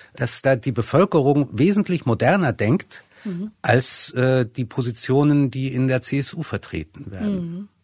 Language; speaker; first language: German; native; German